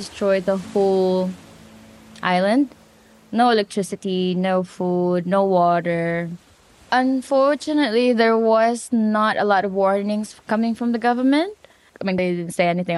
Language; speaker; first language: English; non-native, local second language; Cebuano